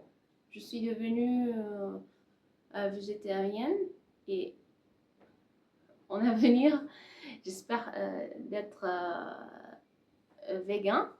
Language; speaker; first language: French; non-native, learner; Persian